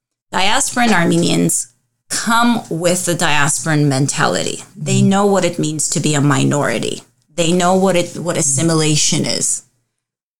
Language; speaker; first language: English; early bilingual, other home language; Armenian